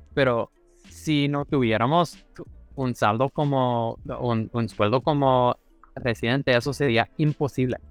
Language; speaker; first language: Spanish; non-native, fluent; English